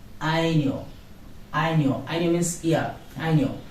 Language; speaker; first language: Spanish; non-native, learner; Bangla